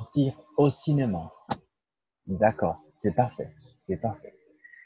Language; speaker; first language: French; non-native, fluent; Portuguese